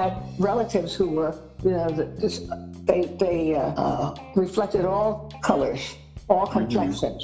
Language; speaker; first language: English; native; English